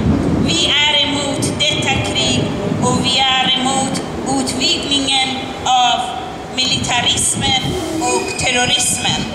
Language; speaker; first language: Swedish; non-native, learner; Persian